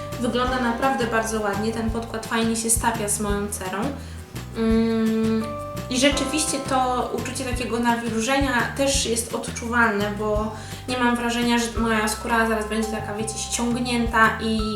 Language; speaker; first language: Polish; native; Polish